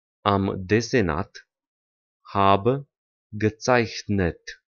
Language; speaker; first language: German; non-native, fluent; Romanian